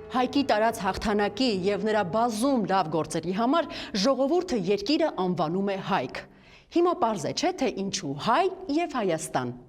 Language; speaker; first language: Armenian; native; Armenian